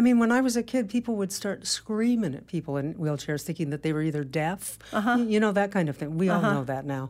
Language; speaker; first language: English; native; English